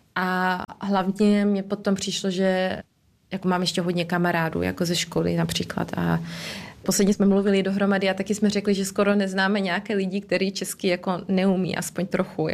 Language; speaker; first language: Czech; early bilingual, heritage; Czech